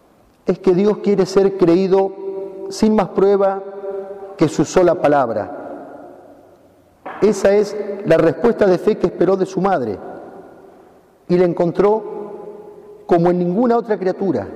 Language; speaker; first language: Spanish; native; Spanish